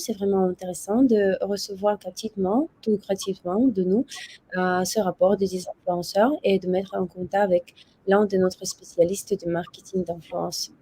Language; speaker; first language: French; non-native, fluent; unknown